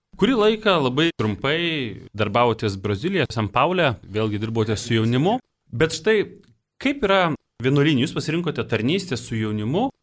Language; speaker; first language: Lithuanian; native; Lithuanian